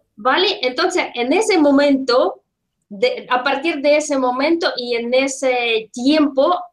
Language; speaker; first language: Spanish; non-native, fluent; Russian